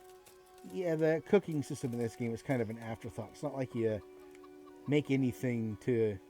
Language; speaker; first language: English; native; English